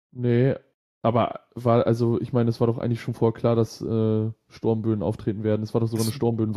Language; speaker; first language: German; native; German